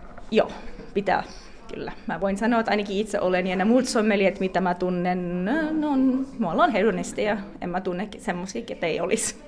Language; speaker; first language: Finnish; non-native, fluent; English